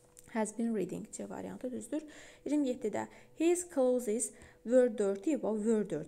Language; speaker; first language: English; non-native, fluent; Azerbaijani